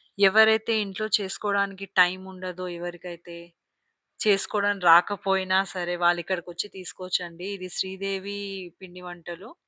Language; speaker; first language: Telugu; non-native, local second language; Hindi